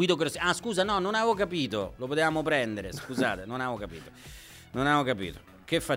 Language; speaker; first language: Italian; native; Italian